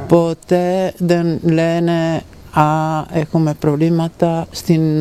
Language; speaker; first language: Greek; non-native, fluent; Italian